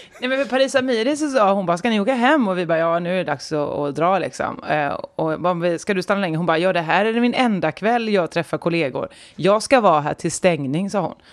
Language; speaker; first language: Swedish; native; Swedish